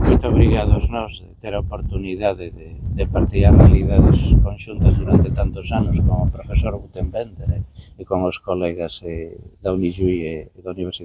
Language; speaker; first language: Galician; native; Galician